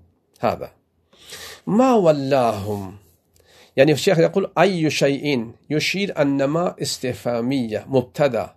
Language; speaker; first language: Arabic; non-native, fluent; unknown